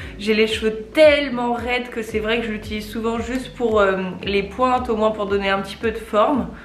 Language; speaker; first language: French; native; French